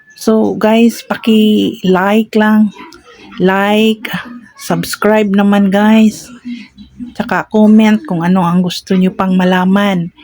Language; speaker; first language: Filipino; non-native, local second language; Cebuano